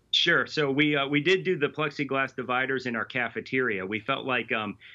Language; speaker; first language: English; native; English